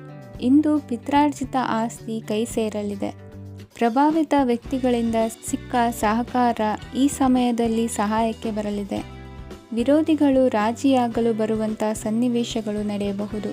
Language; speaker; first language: Kannada; native; Kannada